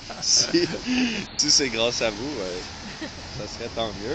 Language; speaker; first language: French; native; French